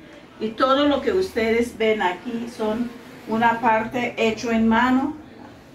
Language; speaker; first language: Spanish; non-native, local second language; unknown